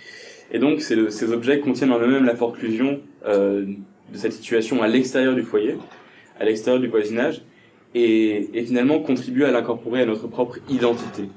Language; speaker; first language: French; native; French